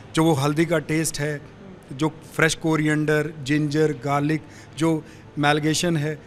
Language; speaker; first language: Hindi; native; Hindi